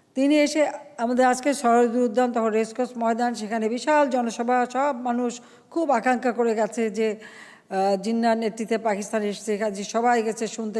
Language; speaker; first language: Bangla; native; Bangla